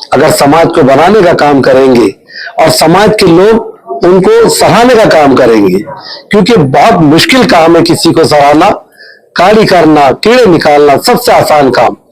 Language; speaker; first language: Urdu; native; Urdu